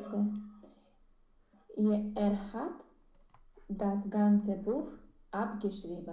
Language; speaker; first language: German; non-native, learner; Romanian